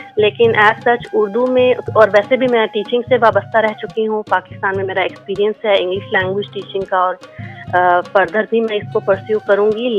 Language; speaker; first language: Urdu; native; Urdu